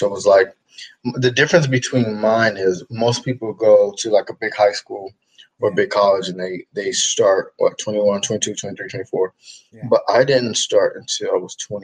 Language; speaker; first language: English; native; English